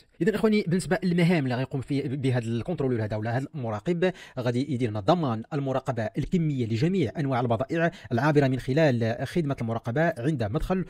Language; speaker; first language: Arabic; native; Arabic